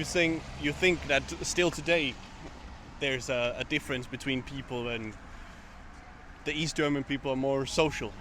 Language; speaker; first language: English; non-native, fluent; Danish